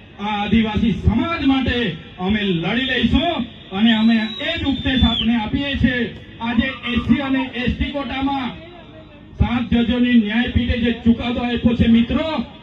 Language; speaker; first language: Gujarati; non-native, local second language; Vasavi